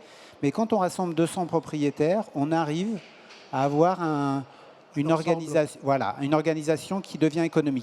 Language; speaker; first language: French; native; French